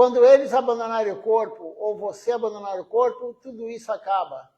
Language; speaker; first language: Portuguese; native; Portuguese